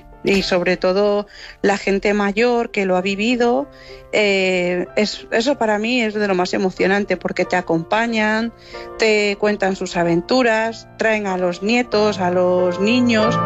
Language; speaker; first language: Spanish; native; Spanish